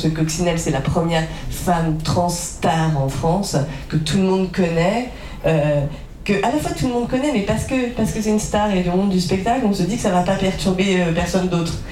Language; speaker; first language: French; native; French